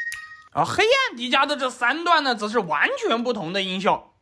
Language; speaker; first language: Chinese; native; Chinese